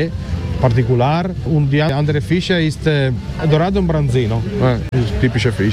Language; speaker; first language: German; non-native, learner; Italian